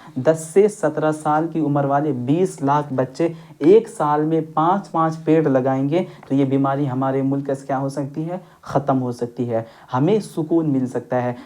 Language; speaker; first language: Urdu; native; Urdu